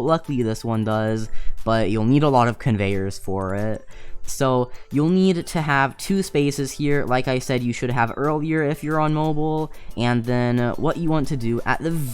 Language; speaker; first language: English; native; English